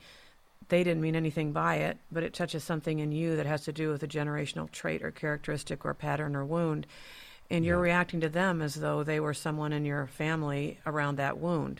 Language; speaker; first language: English; native; English